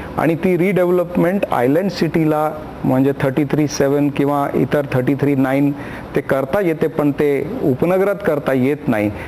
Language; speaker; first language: Marathi; non-native, local second language; Punjabi